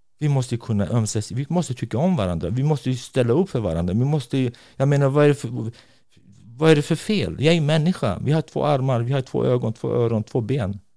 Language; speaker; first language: Swedish; non-native, fluent; Kurdish